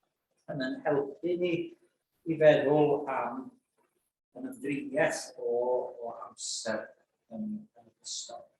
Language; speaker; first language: Welsh; native; Welsh